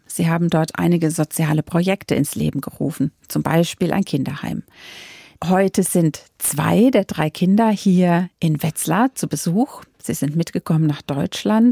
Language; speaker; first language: German; native; German